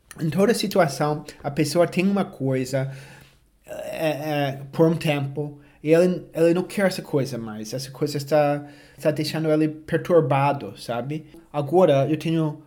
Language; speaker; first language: Portuguese; non-native, fluent; English